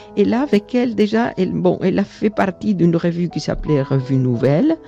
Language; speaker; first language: French; non-native, fluent; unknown